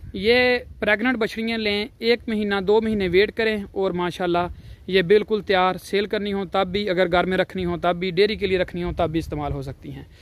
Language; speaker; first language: Urdu; non-native, local second language; Punjabi